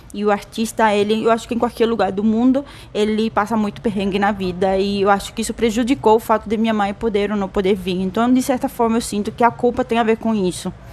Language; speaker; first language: Portuguese; non-native, fluent; Spanish